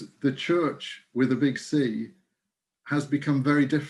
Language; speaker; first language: English; native; English